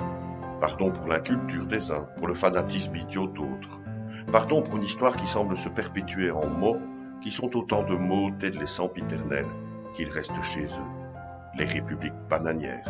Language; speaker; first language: French; native; French